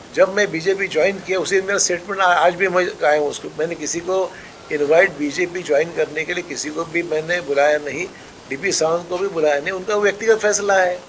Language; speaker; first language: Hindi; non-native, local second language; Marathi